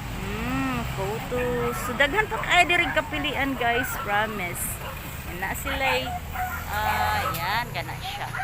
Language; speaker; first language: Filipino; non-native, local second language; Waray